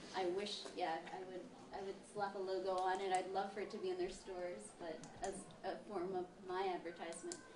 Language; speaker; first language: English; early bilingual, other home language; Italian